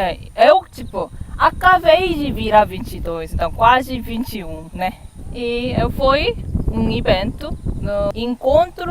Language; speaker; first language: Portuguese; non-native, fluent; Korean